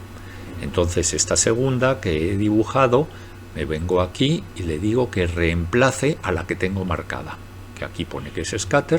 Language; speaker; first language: Spanish; native; Spanish